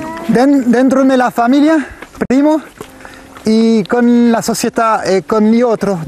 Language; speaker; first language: Italian; non-native, learner; Spanish